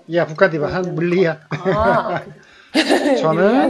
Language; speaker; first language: Indonesian; non-native, learner; Korean